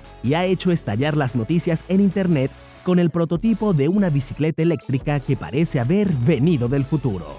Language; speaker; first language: Spanish; native; Spanish